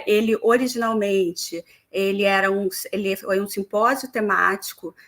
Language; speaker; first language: Portuguese; native; Portuguese